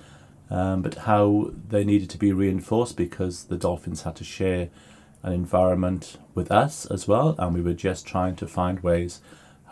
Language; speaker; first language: English; native; English